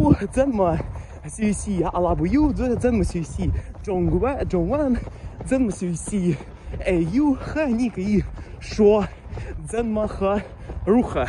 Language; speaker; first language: Chinese; non-native, learner; Russian